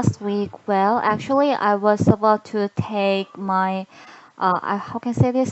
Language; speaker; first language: English; non-native, learner; Korean